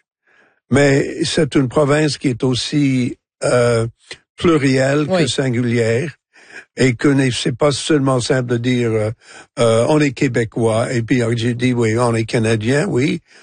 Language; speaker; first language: French; non-native, local second language; English